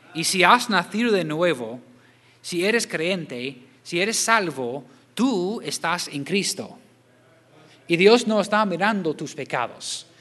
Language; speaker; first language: Spanish; non-native, fluent; English